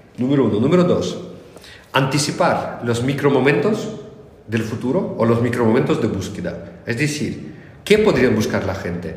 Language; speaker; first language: Spanish; non-native, fluent; Russian